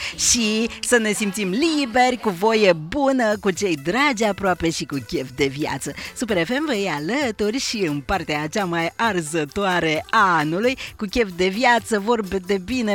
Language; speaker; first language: Romanian; native; Romanian